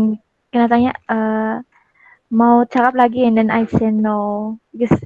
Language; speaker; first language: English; non-native, learner; Malay